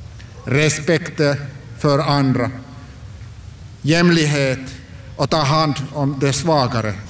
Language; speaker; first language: Swedish; non-native, local second language; Finnish